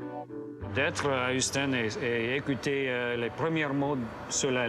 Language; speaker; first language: French; non-native, fluent; English